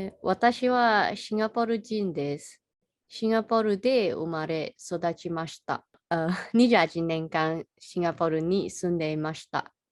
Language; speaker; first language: Japanese; non-native, learner; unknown